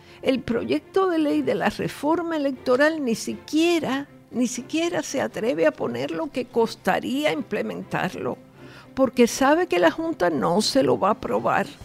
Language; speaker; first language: Spanish; native; Spanish